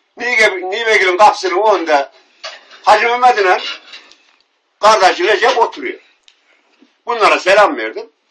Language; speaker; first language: Turkish; native; Turkish